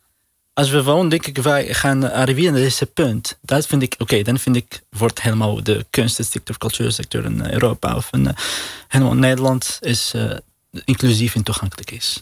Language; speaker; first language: Dutch; non-native, learner; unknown